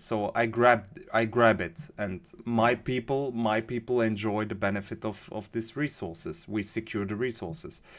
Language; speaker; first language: English; non-native, fluent; German